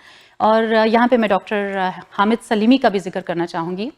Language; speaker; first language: Urdu; native; Urdu